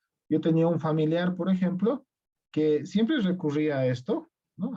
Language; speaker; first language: Spanish; native; Spanish